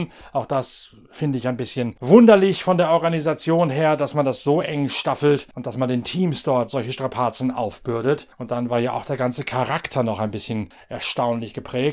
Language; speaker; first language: German; native; German